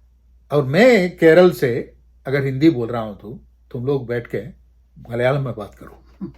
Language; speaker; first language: Hindi; non-native, local second language; Malayalam